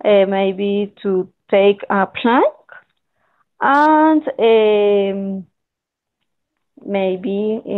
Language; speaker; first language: English; non-native, learner; Spanish